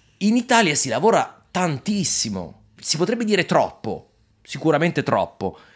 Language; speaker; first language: Italian; native; Italian